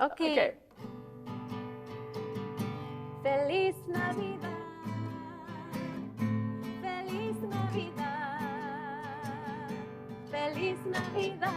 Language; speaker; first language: Spanish; early bilingual, other home language; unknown